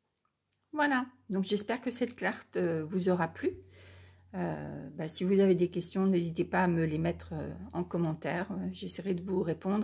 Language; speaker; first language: French; native; French